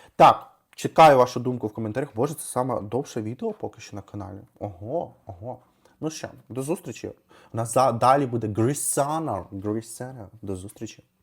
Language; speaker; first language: Ukrainian; non-native, local second language; Russian